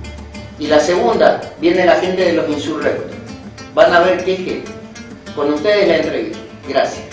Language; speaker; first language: Spanish; native; Spanish